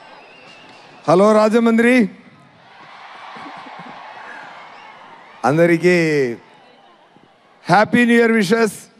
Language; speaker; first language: Telugu; non-native, learner; Tamil